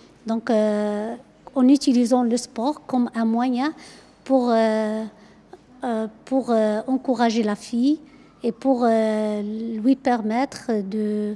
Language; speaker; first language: French; non-native, local second language; Arabic